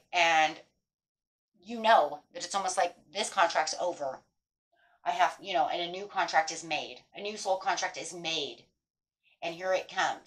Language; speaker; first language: English; native; English